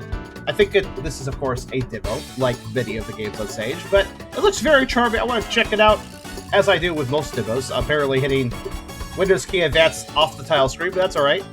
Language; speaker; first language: English; native; English